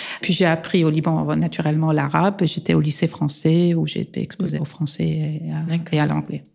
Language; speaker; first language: French; non-native, local second language; Armenian